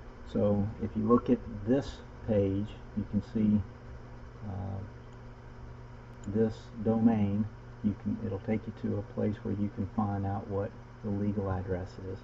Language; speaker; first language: English; native; English